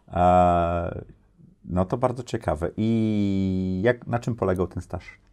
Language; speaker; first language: Polish; native; Polish